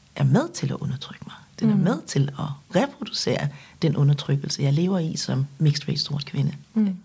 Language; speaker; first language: Danish; early bilingual, other home language; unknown